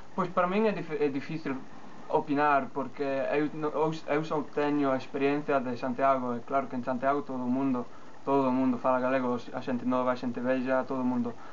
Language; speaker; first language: Galician; non-native, learner; English